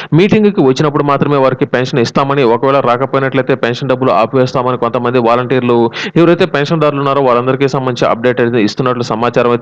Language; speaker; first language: Telugu; native; Telugu